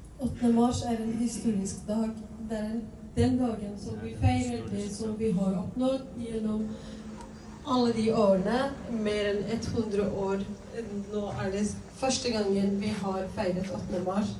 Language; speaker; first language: Swedish; non-native, fluent; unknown